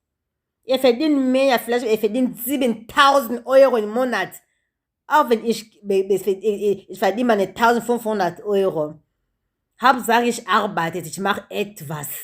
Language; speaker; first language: German; non-native, learner; Lingala